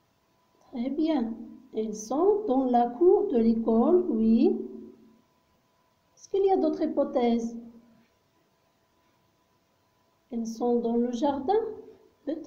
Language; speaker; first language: French; non-native, local second language; Arabic